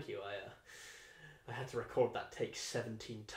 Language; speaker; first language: English; native; English